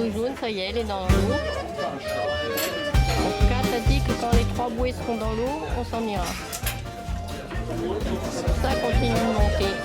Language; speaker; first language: French; native; French